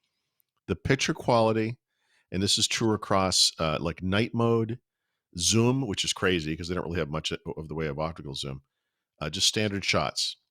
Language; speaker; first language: English; native; English